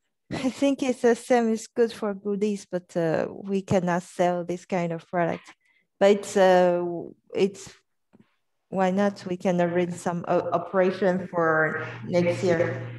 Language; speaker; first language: English; non-native, fluent; French